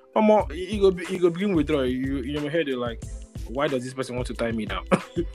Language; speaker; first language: English; non-native, local second language; Igbo